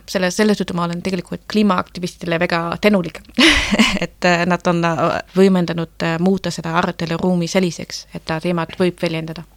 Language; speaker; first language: Estonian; non-native, fluent; German